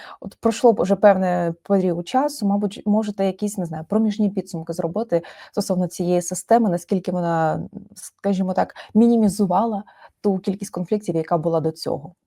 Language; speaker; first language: Ukrainian; native; Ukrainian